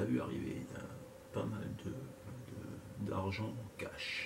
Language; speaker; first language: French; native; French